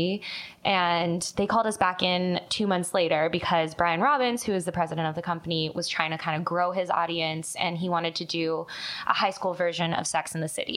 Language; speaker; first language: English; native; English